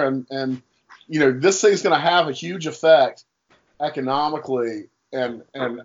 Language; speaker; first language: English; native; English